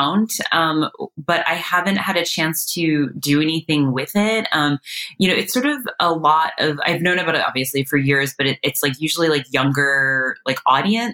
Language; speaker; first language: English; native; English